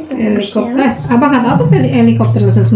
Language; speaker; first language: German; non-native, learner; Indonesian